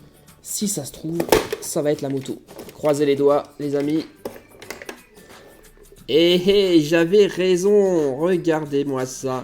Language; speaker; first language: French; native; French